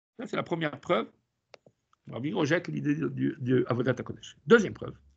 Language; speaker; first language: French; native; French